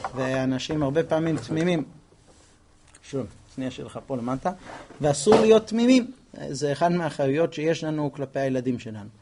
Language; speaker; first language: Hebrew; non-native, fluent; English